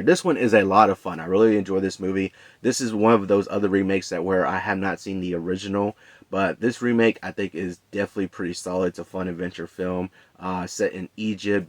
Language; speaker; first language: English; native; English